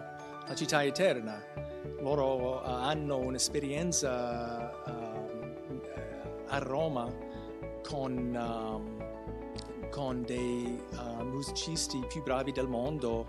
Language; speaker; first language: Italian; non-native, fluent; English